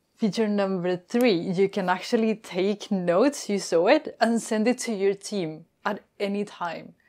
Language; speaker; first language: English; non-native, fluent; Spanish